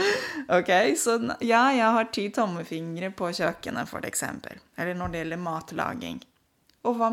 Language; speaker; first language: Norwegian; non-native, fluent; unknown